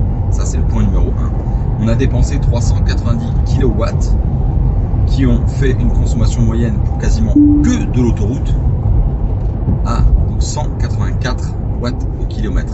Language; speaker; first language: French; native; French